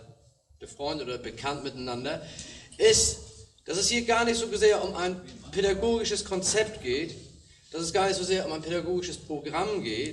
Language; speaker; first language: German; native; German